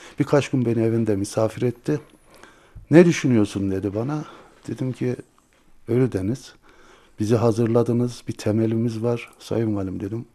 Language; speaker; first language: Turkish; native; Turkish